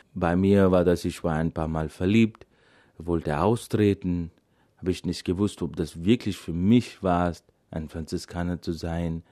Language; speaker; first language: German; non-native, fluent; Malayalam